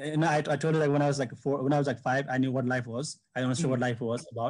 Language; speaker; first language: English; non-native, local second language; Sherpa